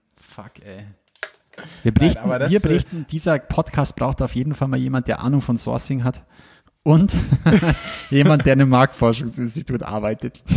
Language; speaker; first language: German; native; German